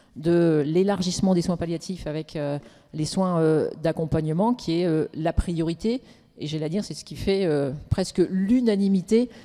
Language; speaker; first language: French; native; French